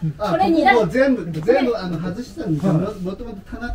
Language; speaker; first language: Japanese; non-native, fluent; Chinese